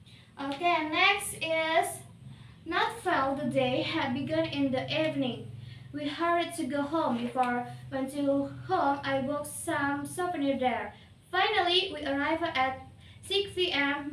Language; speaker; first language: English; non-native, learner; Indonesian